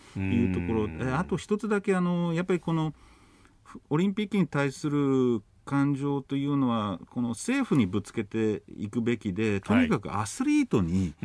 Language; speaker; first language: Japanese; non-native, fluent; English